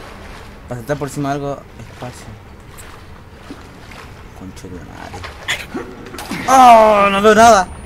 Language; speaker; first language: Spanish; native; Spanish